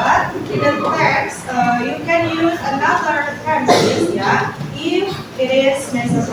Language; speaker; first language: English; non-native, fluent; Indonesian